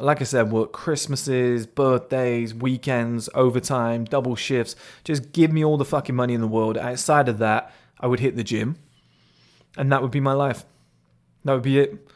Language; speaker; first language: English; native; English